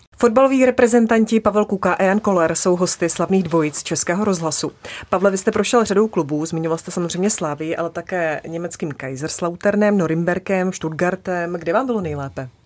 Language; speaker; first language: Czech; native; Czech